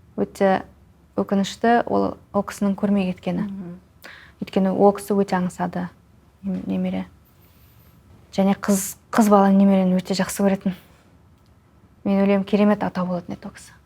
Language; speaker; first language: Kazakh; non-native, local second language; Russian